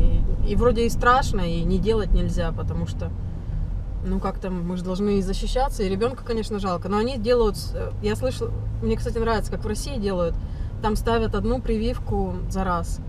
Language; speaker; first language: Russian; native; Russian